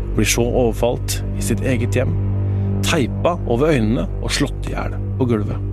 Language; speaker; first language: Norwegian; native; Norwegian